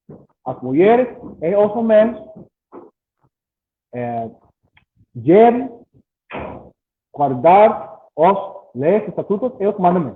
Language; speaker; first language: Portuguese; non-native, learner; English